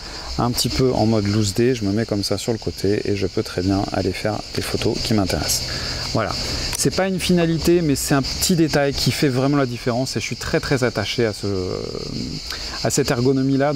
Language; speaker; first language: French; native; French